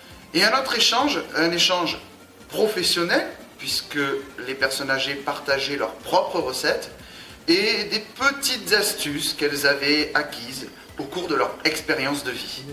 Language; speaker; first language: French; native; French